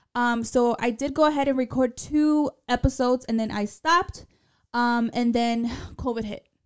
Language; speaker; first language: English; early bilingual, other home language; Spanish